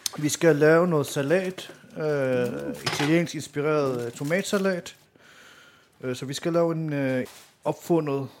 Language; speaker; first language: Danish; early bilingual, other home language; Arabic